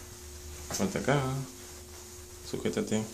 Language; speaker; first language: Spanish; native; Spanish